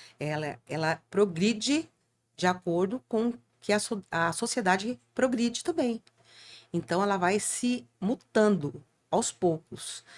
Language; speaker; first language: Portuguese; native; Portuguese